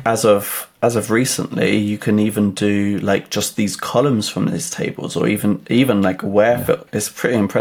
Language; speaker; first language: English; native; English